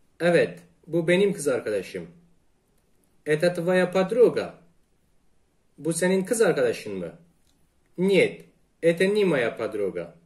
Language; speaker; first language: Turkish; native; Turkish